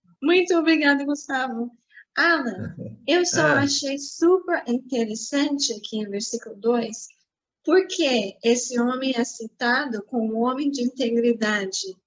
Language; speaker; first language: Portuguese; non-native, fluent; English